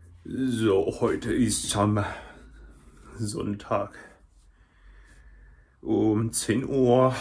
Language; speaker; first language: German; non-native, learner; Korean